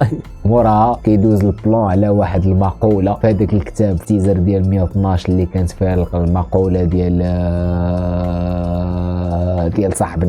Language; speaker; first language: Arabic; native; Arabic